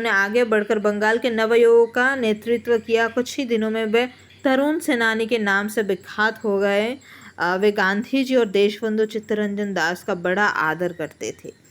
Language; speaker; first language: Hindi; non-native, local second language; Bangla